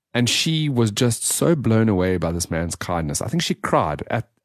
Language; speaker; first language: English; native; English